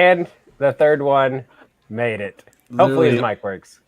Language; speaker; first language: English; native; English